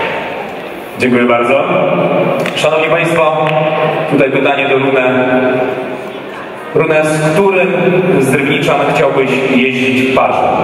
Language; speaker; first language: Polish; native; Polish